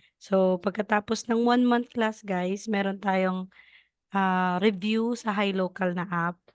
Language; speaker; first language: Filipino; non-native, local second language; Cebuano